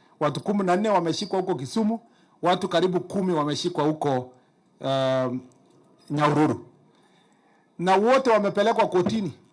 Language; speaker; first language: Swahili; non-native, local second language; Kalenjin